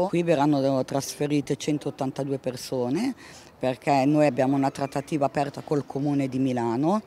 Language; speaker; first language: Italian; native; Italian